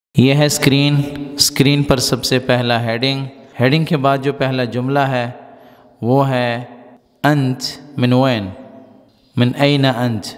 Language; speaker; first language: Urdu; non-native, local second language; Pashto